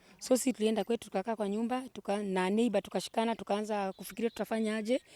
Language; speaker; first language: Swahili; native; Swahili